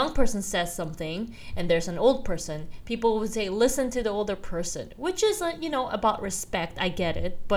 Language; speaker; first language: English; non-native, local second language; Korean